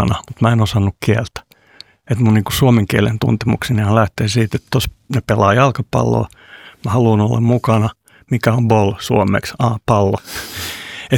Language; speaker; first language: Finnish; non-native, local second language; Swedish